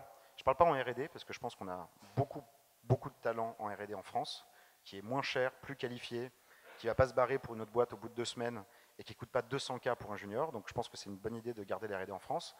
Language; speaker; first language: French; native; French